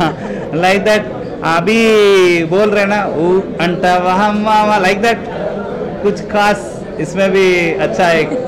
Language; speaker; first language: Hindi; non-native, local second language; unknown